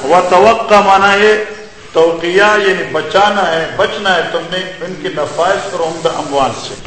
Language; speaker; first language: Urdu; non-native, local second language; Pashto